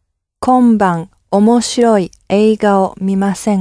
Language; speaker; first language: Japanese; non-native, learner; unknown